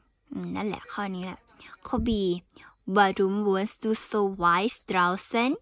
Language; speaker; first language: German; non-native, learner; Thai